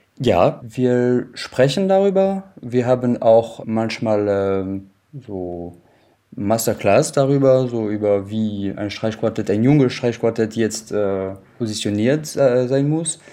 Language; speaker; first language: German; non-native, fluent; French